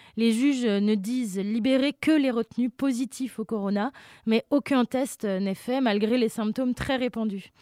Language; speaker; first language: French; native; French